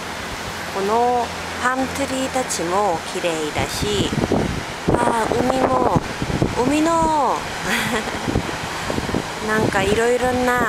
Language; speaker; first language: Japanese; non-native, learner; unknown